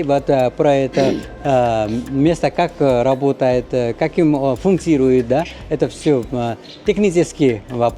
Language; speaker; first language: Russian; non-native, fluent; Nepali